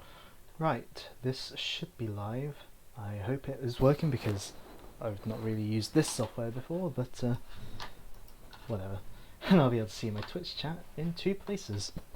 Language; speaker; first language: English; native; English